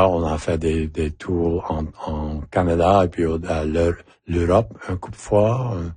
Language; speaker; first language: French; non-native, local second language; English